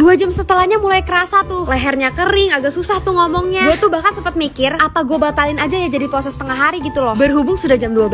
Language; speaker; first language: Indonesian; native; Indonesian